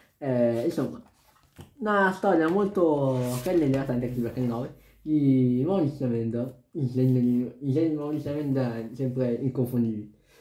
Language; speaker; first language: Italian; native; Italian